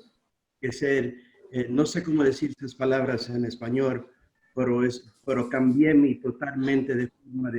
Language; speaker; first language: Spanish; non-native, learner; English